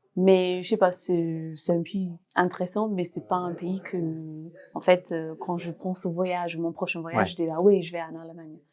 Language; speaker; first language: French; non-native, fluent; English